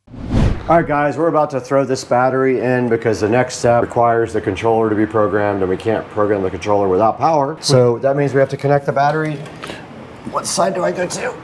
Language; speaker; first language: English; native; English